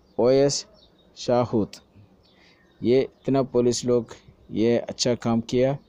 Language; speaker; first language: Hindi; non-native, local second language; Malayalam